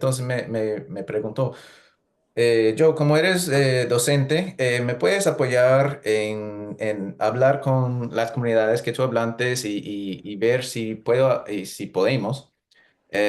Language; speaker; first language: Spanish; non-native, fluent; English